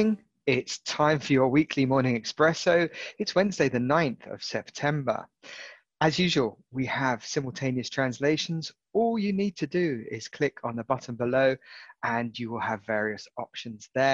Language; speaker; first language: English; native; English